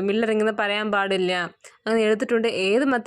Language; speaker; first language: Malayalam; non-native, learner; Tamil